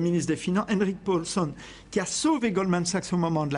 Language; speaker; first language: French; native; French